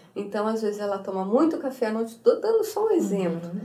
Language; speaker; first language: Portuguese; native; Portuguese